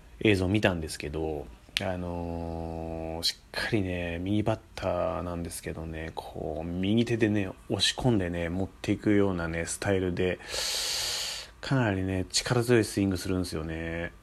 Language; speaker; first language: Japanese; native; Japanese